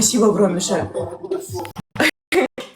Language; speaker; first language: Russian; native; Russian